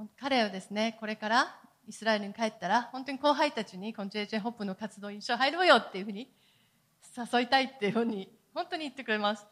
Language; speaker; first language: Japanese; native; Japanese